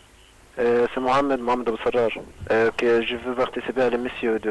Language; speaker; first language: French; non-native, learner; Arabic